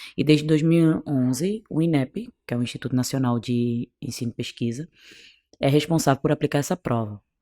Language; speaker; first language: Portuguese; non-native, local second language; Kabuverdianu